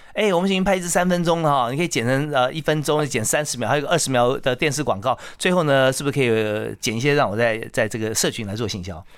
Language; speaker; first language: Chinese; native; Chinese